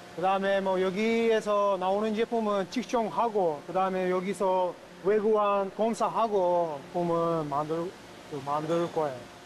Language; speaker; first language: Korean; non-native, learner; Uzbek